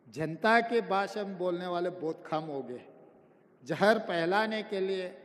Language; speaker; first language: Hindi; non-native, local second language; Telugu